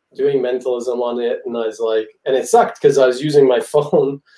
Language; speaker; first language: English; native; English